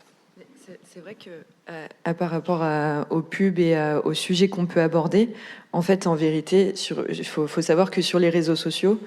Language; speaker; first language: French; native; French